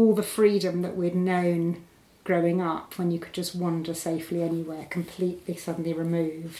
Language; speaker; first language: English; native; English